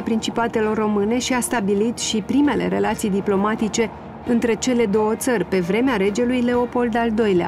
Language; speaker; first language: Romanian; native; Romanian